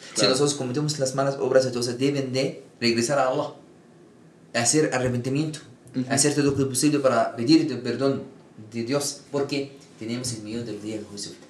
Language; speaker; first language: Spanish; non-native, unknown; Arabic